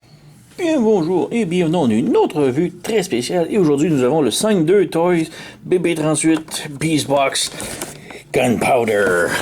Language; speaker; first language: French; native; French